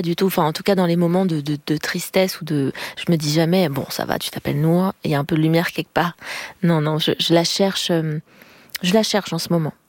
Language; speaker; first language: French; native; French